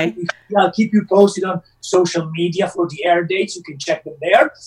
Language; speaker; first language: English; non-native, fluent; Italian